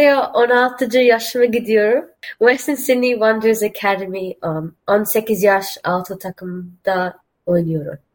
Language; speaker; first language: Turkish; early bilingual, heritage; Turkish